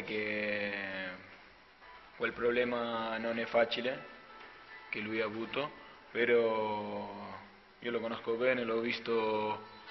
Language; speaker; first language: Italian; non-native, fluent; Spanish